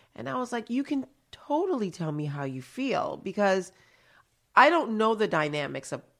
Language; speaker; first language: English; early bilingual, other home language; Haitian Creole